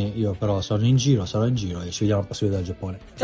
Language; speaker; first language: Italian; native; Italian